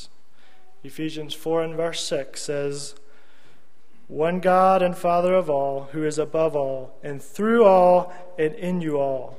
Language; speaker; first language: English; native; English